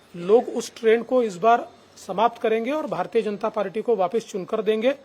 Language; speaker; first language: Hindi; non-native, local second language; Marathi